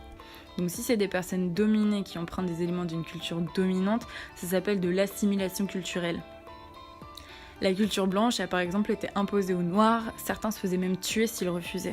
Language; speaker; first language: French; native; French